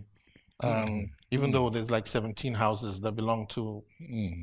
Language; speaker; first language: English; native; English